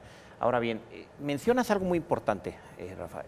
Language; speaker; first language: Spanish; native; Spanish